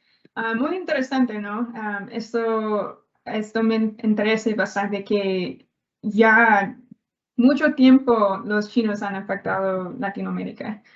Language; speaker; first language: Spanish; non-native, learner; English